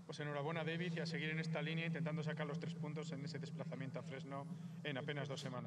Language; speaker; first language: Spanish; native; Spanish